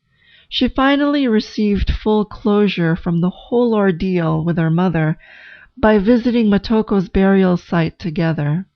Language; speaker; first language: English; native; English